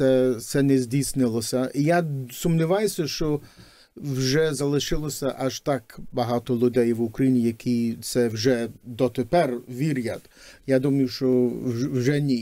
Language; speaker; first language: Ukrainian; early bilingual, heritage; Ukrainian